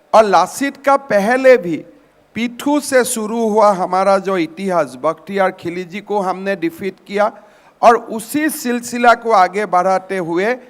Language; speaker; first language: Hindi; non-native, local second language; Assamese